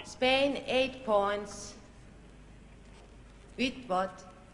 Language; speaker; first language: English; non-native, fluent; Swedish